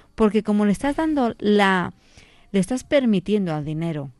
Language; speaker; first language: Spanish; non-native, local second language; Catalan